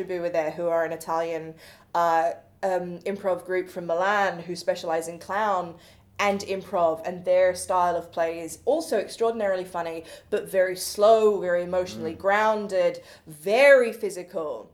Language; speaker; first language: English; native; English